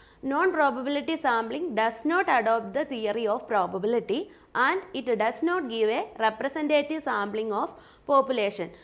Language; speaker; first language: English; non-native, local second language; Malayalam